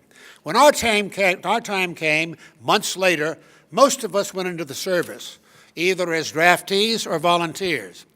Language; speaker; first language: English; native; English